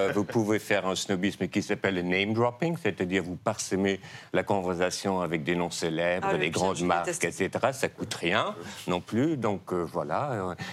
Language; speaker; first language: French; non-native, fluent; Dutch